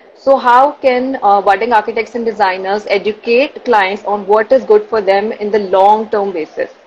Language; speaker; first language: English; non-native, local second language; Hindi